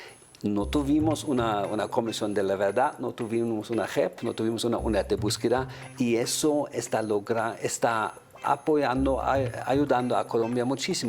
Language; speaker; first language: Spanish; non-native, fluent; German